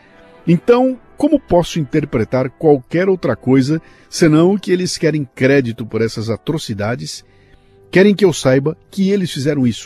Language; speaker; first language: Portuguese; native; Portuguese